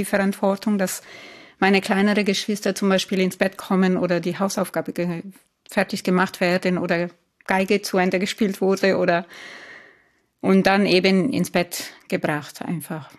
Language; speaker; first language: German; non-native, fluent; Italian